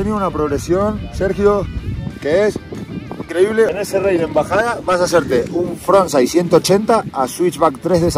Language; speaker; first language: Spanish; native; Spanish